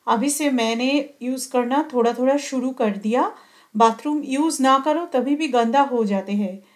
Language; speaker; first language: Hindi; non-native, local second language; Bangla